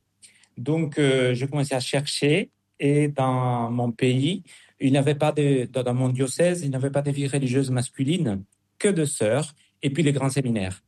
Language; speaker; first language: French; non-native, fluent; Spanish